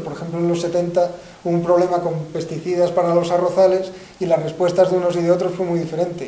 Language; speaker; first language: Spanish; native; Spanish